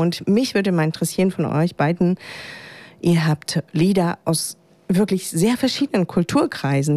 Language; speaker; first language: German; native; German